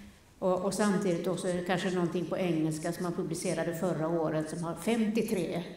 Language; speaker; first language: Swedish; native; Swedish